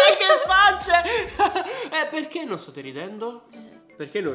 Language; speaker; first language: Italian; native; Italian